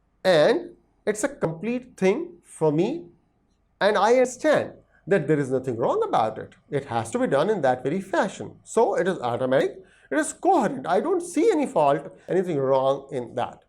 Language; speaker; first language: English; non-native, local second language; Hindi